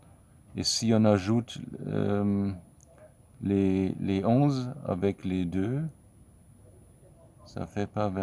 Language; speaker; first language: French; non-native, fluent; German